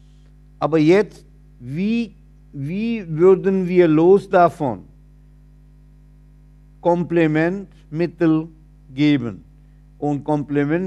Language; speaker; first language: German; non-native, fluent; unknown